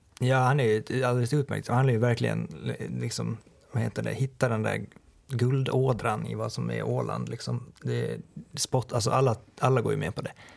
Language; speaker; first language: Swedish; native; Swedish